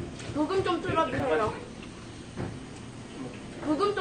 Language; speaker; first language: Korean; native; Korean